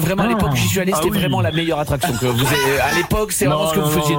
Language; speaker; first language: French; native; French